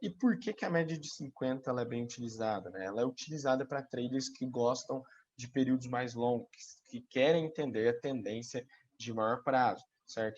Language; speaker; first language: Portuguese; native; Portuguese